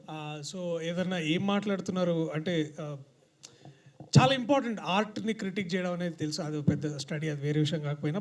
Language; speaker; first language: Telugu; native; Telugu